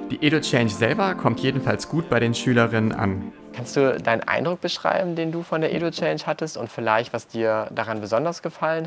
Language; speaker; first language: German; native; German